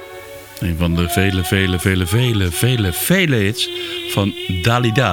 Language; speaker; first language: Dutch; native; Dutch